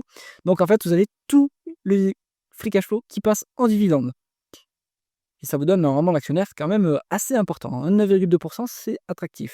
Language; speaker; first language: French; native; French